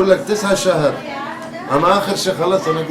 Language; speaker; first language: Arabic; non-native, learner; Turkish